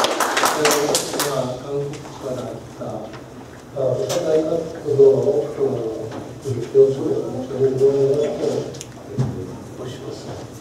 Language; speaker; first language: Japanese; non-native, learner; Korean